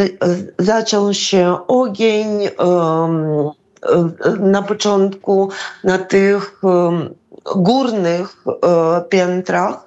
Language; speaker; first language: Polish; non-native, fluent; Ukrainian